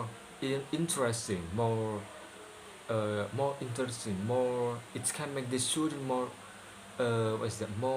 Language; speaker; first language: English; non-native, learner; Indonesian